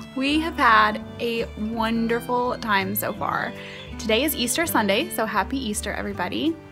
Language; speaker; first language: English; native; English